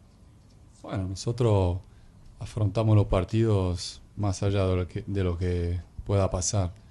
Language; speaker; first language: Spanish; non-native, fluent; Arabic